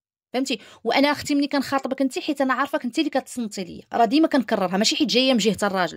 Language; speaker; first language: Arabic; native; Arabic